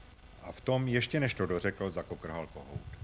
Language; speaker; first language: Czech; native; Czech